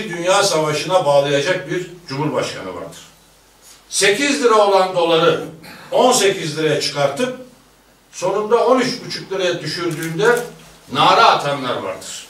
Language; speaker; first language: Turkish; native; Turkish